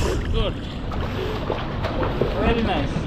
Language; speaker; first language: English; non-native, local second language; Hindi